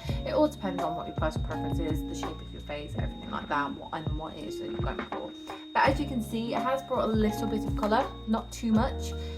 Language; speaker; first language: English; native; English